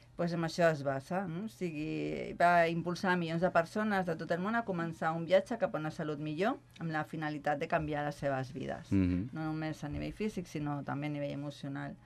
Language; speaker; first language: Catalan; non-native, local second language; Spanish